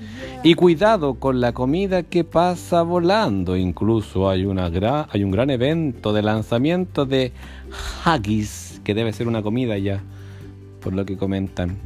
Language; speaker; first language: Spanish; native; Spanish